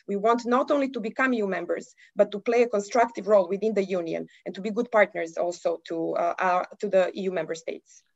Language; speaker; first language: English; non-native, fluent; Serbian